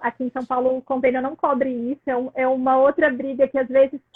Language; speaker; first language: Portuguese; native; Portuguese